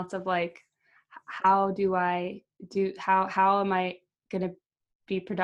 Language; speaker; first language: English; early bilingual, other home language; Portuguese